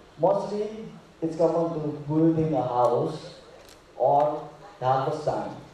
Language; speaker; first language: English; non-native, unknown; Indonesian